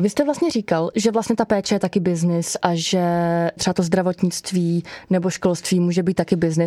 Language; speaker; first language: Czech; native; Czech